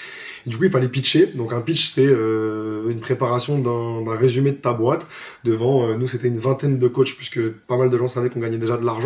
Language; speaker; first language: French; native; French